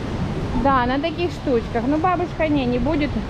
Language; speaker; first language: Russian; native; Russian